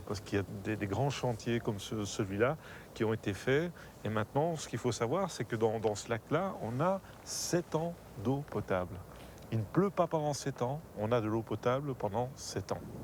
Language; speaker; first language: French; native; French